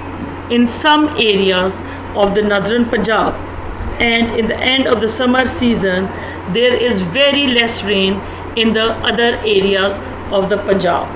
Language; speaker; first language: English; non-native, local second language; Urdu